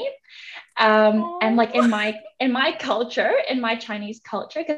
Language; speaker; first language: English; non-native, local second language; Cantonese